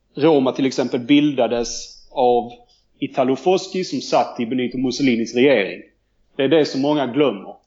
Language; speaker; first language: Swedish; native; Swedish